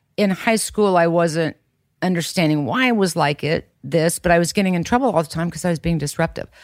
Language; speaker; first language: English; native; English